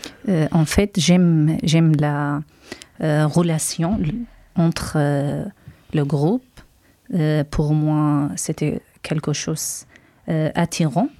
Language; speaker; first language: French; non-native, learner; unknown